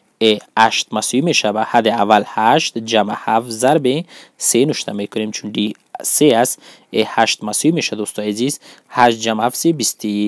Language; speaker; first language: Persian; non-native, local second language; Pashto